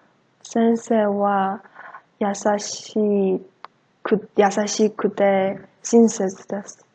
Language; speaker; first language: Japanese; non-native, learner; English